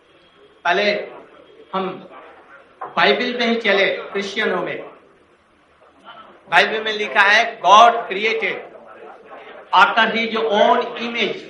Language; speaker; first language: Hindi; native; Hindi